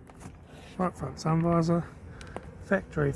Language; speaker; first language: English; native; English